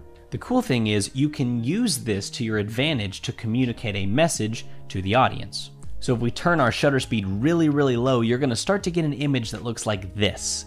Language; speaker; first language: English; native; English